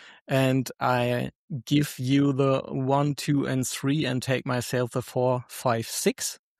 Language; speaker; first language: English; non-native, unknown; German